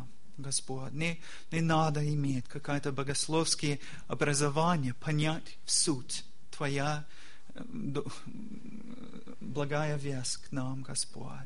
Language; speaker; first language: Russian; non-native, learner; English